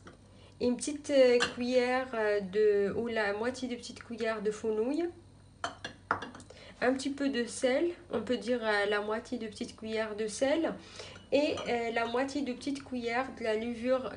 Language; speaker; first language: French; non-native, local second language; Arabic